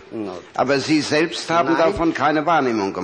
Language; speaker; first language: German; native; German